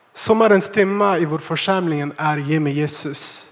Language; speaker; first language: Swedish; non-native, fluent; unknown